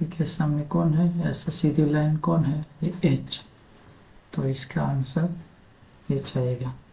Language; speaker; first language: Hindi; non-native, local second language; Gujarati